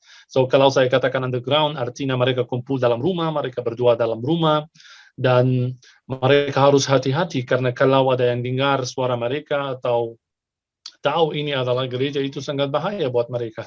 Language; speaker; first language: Indonesian; non-native, fluent; Arabic